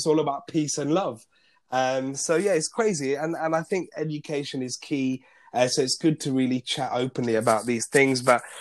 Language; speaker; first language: English; non-native, local second language; Gujarati